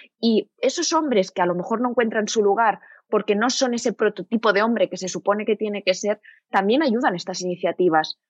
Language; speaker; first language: Spanish; native; Spanish